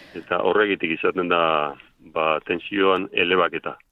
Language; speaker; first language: Basque; native; Basque